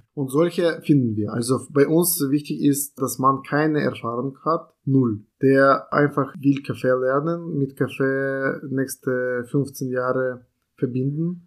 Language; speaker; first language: German; non-native, fluent; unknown